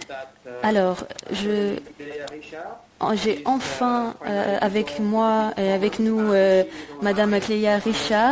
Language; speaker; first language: French; native; French